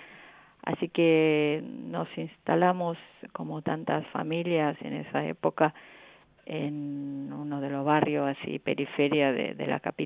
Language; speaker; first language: Spanish; non-native, fluent; Korean